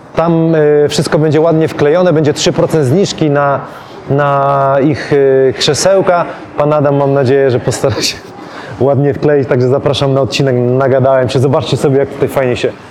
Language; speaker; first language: Polish; native; Polish